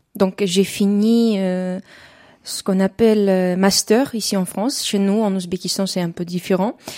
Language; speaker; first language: French; non-native, fluent; Uzbek